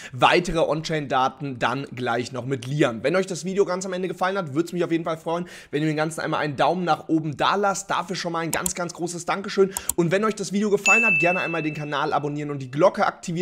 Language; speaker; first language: German; native; German